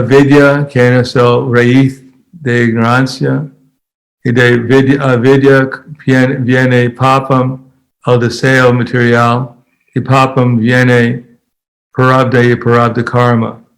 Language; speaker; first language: Spanish; non-native, fluent; English